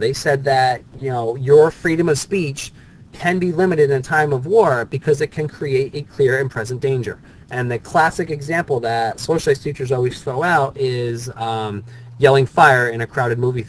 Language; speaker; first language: English; native; English